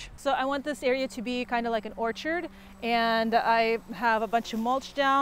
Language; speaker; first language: English; native; English